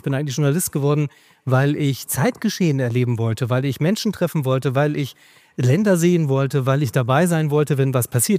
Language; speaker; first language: German; native; German